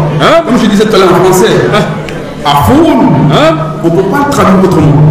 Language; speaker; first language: French; non-native, local second language; Soninke